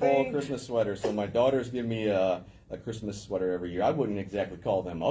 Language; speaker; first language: English; native; English